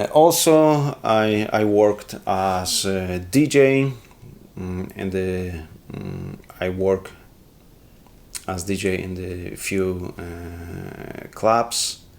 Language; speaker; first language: English; non-native, learner; Polish